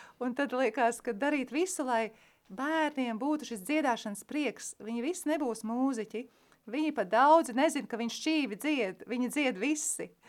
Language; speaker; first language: Latvian; native; Latvian